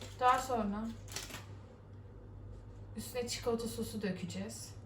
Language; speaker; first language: Turkish; native; Turkish